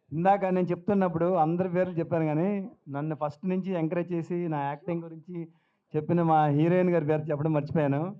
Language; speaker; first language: Telugu; native; Telugu